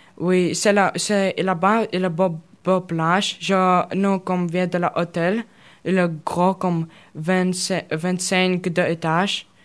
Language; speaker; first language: French; non-native, learner; Russian